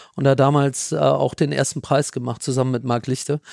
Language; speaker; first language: German; native; German